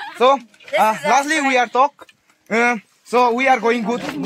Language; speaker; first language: English; non-native, learner; Adi